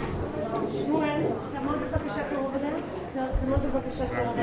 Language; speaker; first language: Hebrew; native; Hebrew